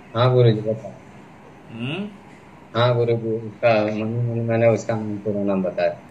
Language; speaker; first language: Hindi; non-native, local second language; Odia